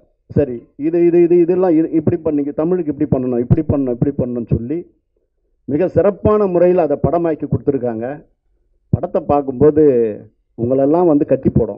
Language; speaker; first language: Tamil; native; Tamil